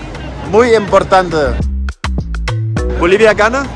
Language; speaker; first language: Spanish; non-native, learner; Danish